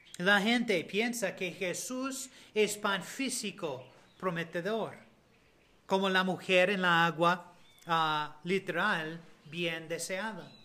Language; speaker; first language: Spanish; non-native, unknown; English